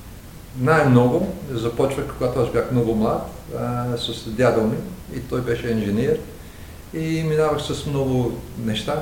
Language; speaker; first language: Bulgarian; non-native, learner; English